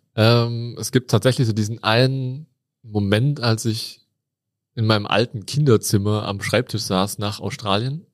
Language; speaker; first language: German; native; German